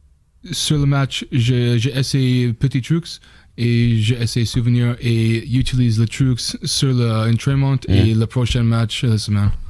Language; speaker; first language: French; non-native, learner; English